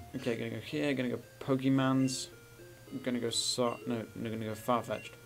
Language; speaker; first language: English; native; English